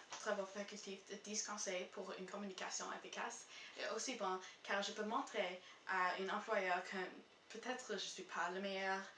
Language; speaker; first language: French; non-native, local second language; English